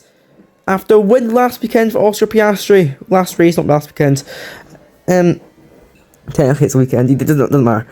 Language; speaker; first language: English; native; English